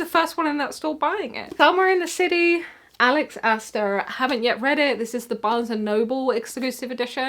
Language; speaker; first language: English; native; English